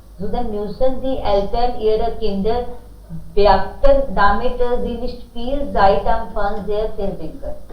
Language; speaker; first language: German; non-native, learner; Hindi